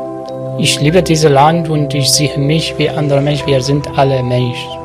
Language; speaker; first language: German; non-native, learner; Arabic